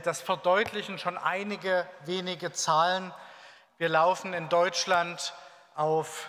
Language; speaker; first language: German; native; German